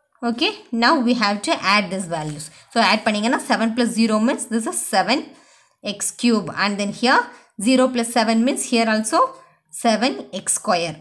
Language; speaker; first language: English; non-native, local second language; Tamil